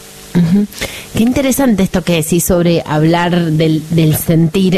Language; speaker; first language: Spanish; native; Spanish